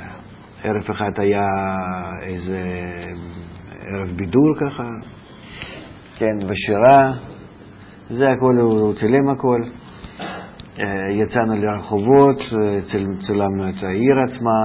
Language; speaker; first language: Hebrew; non-native, fluent; Russian